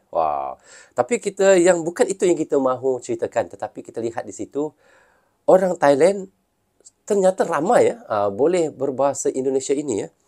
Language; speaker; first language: Malay; native; Malay